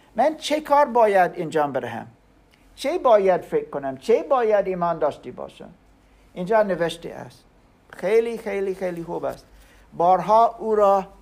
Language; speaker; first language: Persian; non-native, learner; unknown